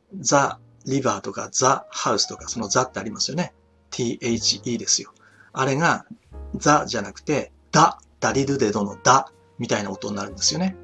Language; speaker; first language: Japanese; native; Japanese